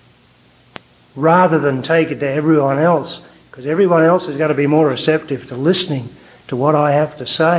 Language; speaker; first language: English; native; English